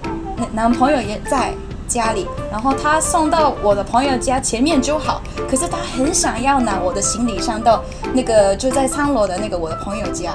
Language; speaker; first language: Chinese; non-native, fluent; Japanese